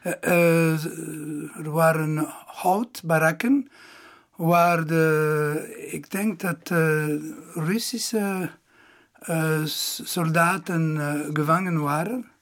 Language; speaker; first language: Dutch; non-native, local second language; Italian